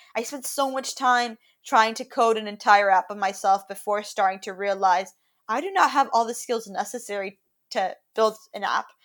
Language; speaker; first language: English; native; English